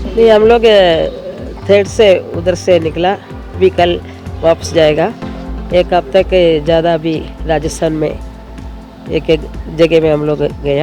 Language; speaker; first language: Hindi; non-native, learner; Malayalam